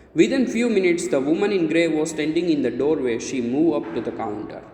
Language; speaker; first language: English; non-native, local second language; Gujarati